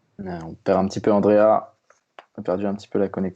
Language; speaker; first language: French; native; French